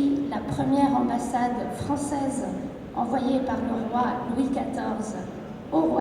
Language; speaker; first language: French; native; French